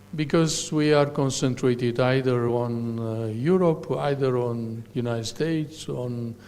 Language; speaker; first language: English; non-native, fluent; Romanian